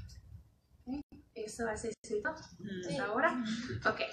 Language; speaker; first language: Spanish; non-native, fluent; English